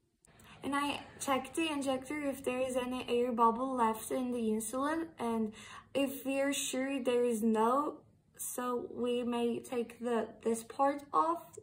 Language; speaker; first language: English; non-native, fluent; Turkish